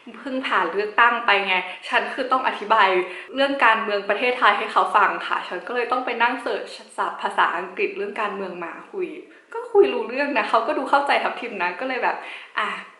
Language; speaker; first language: Thai; native; Thai